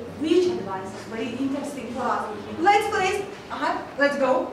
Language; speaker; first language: English; non-native, learner; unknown